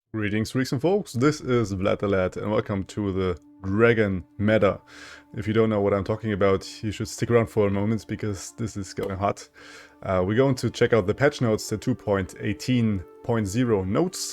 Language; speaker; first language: English; non-native, fluent; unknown